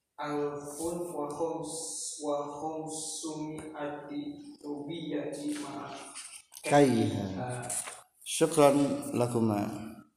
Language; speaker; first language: Arabic; non-native, fluent; Indonesian